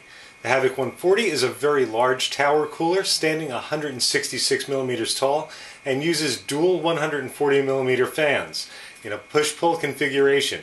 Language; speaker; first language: English; native; English